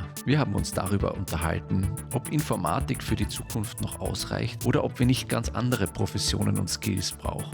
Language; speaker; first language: German; native; German